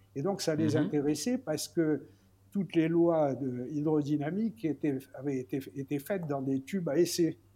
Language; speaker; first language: French; native; French